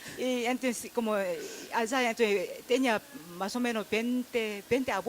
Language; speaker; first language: Spanish; non-native, fluent; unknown